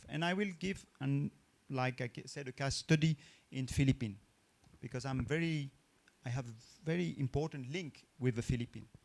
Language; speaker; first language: English; non-native, fluent; French